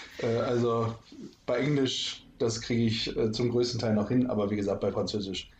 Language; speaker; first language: German; native; German